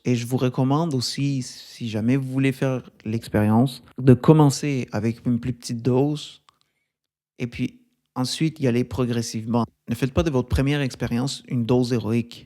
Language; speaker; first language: French; native; French